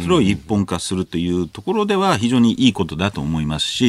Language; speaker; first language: Japanese; native; Japanese